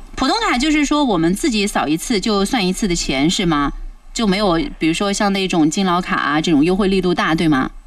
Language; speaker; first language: Chinese; native; Chinese